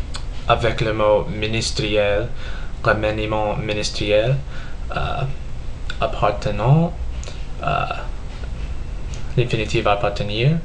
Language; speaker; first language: French; non-native, learner; English